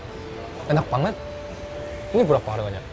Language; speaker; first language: Indonesian; non-native, fluent; Korean